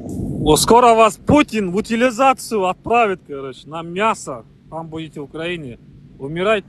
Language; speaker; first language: Russian; non-native, local second language; Kazakh